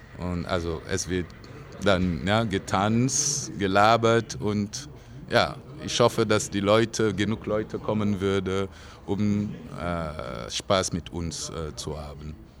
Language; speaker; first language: German; non-native, fluent; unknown